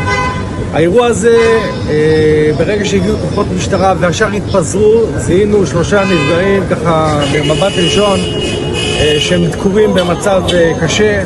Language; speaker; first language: Hebrew; native; Hebrew